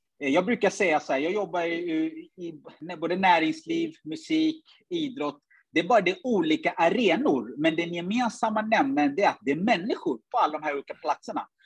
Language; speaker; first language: Swedish; early bilingual, other home language; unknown